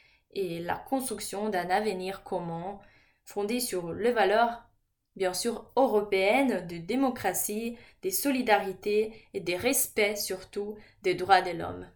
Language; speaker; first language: French; non-native, fluent; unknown